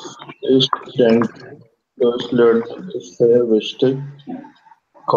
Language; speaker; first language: German; non-native, learner; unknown